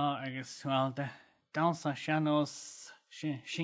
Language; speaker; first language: Irish; non-native, learner; German